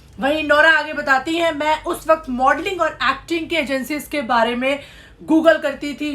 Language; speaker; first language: Hindi; native; Hindi